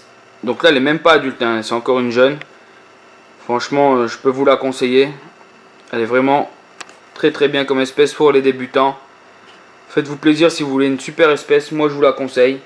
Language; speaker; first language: French; native; French